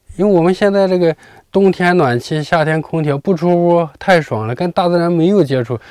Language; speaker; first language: Chinese; native; Chinese